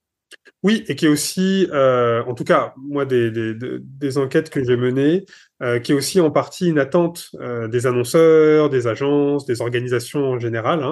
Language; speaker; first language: French; native; French